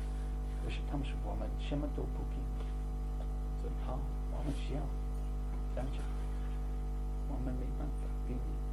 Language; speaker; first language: Chinese; non-native, fluent; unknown